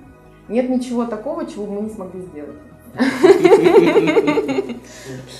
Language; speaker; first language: Russian; native; Russian